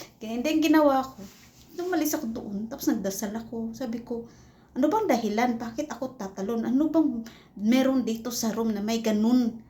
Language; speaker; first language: Filipino; non-native, local second language; Cebuano